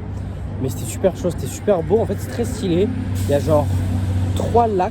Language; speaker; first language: French; native; French